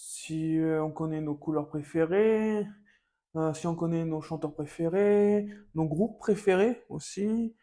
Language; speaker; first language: French; native; French